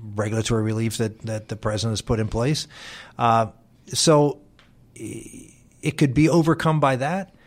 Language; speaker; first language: English; native; English